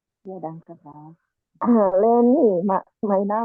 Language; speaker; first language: German; non-native, learner; Indonesian